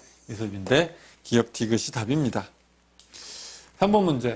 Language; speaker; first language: Korean; native; Korean